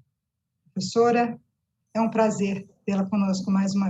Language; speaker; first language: Portuguese; native; Portuguese